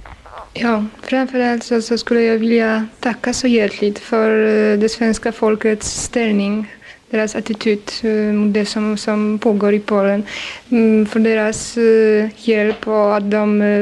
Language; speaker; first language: Swedish; non-native, fluent; Polish